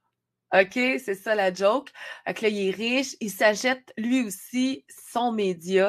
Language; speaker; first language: French; native; French